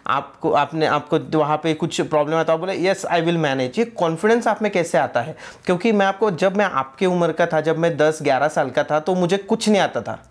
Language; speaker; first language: Hindi; non-native, local second language; Marathi